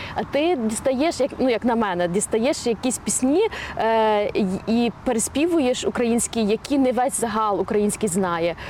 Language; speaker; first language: Ukrainian; native; Ukrainian